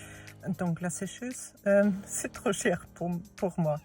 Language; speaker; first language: French; non-native, learner; German